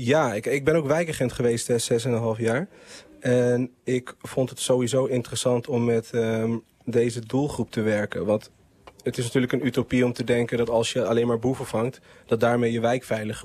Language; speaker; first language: Dutch; native; Dutch